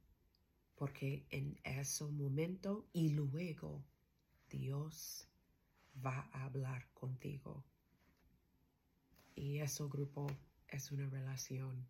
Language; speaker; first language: Spanish; non-native, learner; English